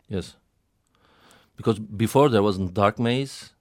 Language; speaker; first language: English; non-native, fluent; Turkish